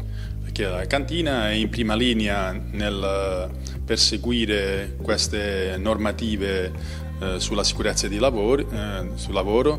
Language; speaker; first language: Italian; native; Italian